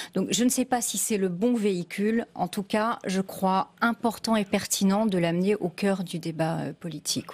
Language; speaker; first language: French; native; French